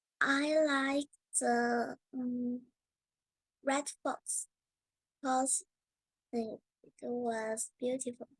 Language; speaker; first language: English; non-native, learner; Chinese